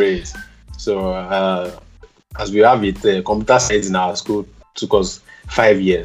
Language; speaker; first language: English; non-native, local second language; Yoruba